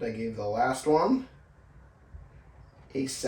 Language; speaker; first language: English; native; English